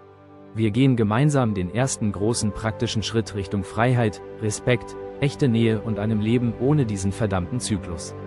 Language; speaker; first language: German; native; German